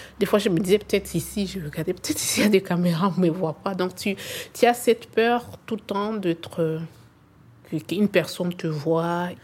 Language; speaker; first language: French; non-native, local second language; Swahili